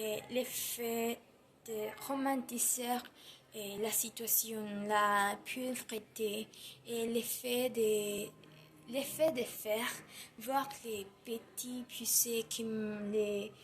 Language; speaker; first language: French; non-native, learner; Spanish